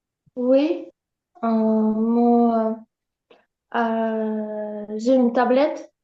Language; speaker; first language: French; non-native, learner; Ukrainian